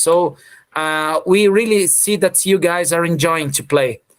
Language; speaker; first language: English; non-native, fluent; Portuguese